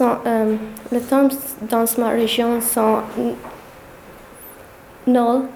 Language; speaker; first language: French; non-native, learner; English